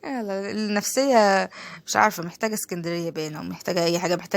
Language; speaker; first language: Arabic; native; Arabic